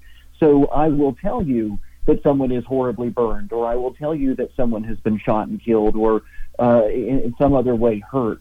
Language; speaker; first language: English; native; English